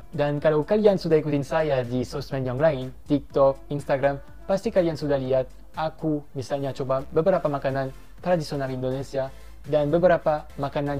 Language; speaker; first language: Indonesian; non-native, fluent; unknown